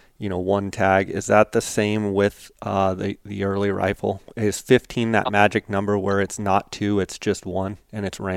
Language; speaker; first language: English; native; English